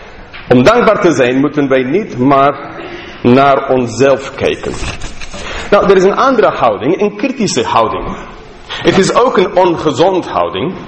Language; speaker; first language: Dutch; non-native, fluent; English